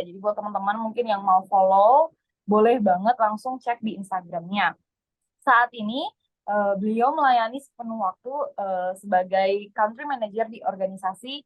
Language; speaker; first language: Indonesian; native; Indonesian